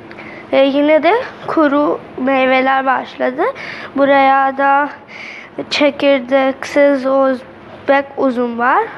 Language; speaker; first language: Turkish; non-native, learner; Urdu